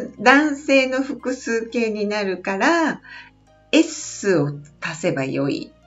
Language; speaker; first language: Japanese; non-native, learner; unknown